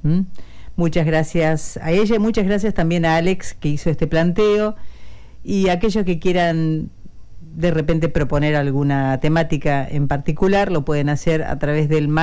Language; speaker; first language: Spanish; native; Spanish